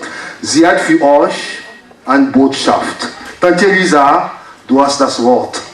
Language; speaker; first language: German; non-native, fluent; French